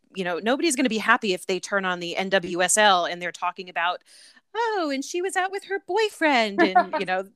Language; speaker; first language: English; native; English